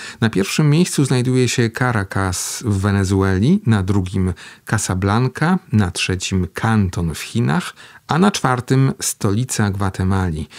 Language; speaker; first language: Polish; native; Polish